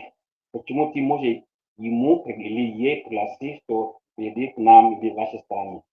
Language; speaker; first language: Russian; non-native, learner; English